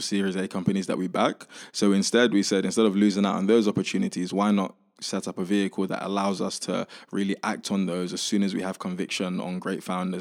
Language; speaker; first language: English; native; English